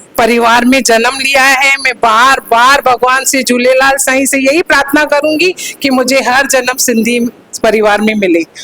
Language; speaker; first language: Hindi; non-native, local second language; Sindhi